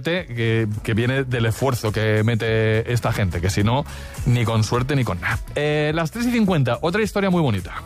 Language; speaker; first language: Spanish; native; Spanish